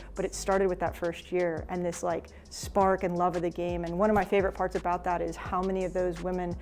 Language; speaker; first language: English; native; English